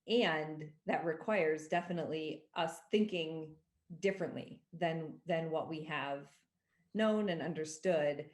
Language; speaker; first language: English; native; English